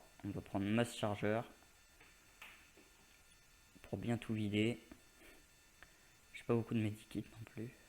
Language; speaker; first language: French; native; French